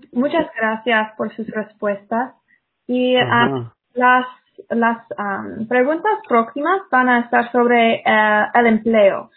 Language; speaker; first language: Spanish; non-native, fluent; English